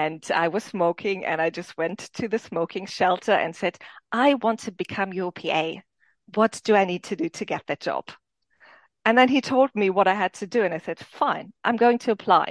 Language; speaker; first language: English; non-native, fluent; German